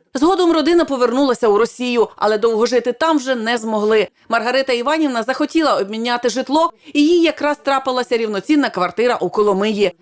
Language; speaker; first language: Ukrainian; native; Ukrainian